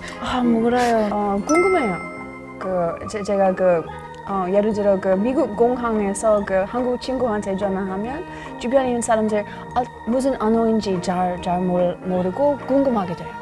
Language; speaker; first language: Korean; non-native, learner; English